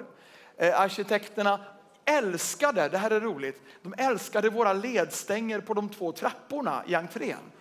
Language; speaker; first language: Swedish; native; Swedish